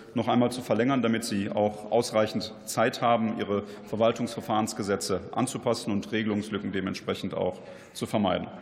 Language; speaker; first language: German; native; German